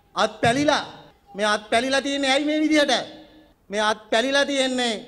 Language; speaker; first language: Sinhala; native; Sinhala